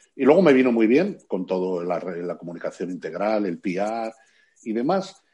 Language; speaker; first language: Spanish; native; Spanish